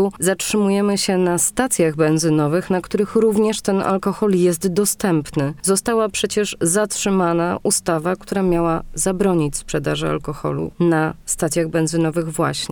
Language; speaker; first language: Polish; native; Polish